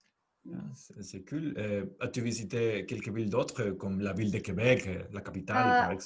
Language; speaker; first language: French; non-native, fluent; Spanish